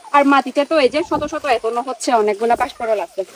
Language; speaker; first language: Bangla; non-native, local second language; Chakma